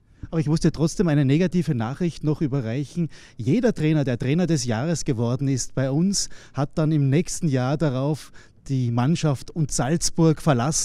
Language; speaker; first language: German; native; German